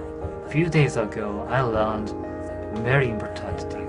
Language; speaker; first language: English; non-native, learner; Korean